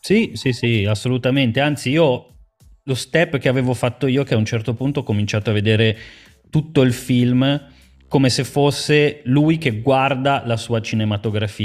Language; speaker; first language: Italian; native; Italian